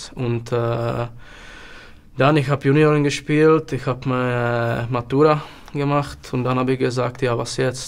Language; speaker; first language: German; non-native, learner; Czech